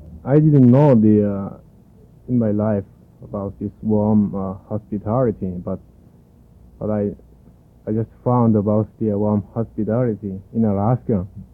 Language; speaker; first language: English; non-native, fluent; Korean